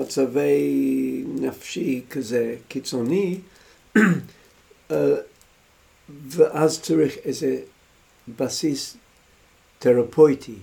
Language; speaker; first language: Hebrew; non-native, fluent; English